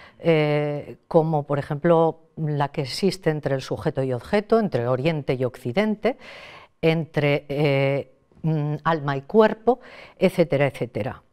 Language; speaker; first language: Spanish; native; Spanish